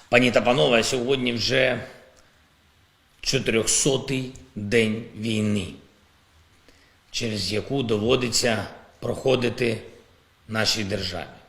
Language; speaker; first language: Ukrainian; non-native, local second language; Russian